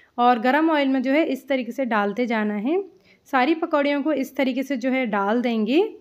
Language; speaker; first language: Hindi; native; Hindi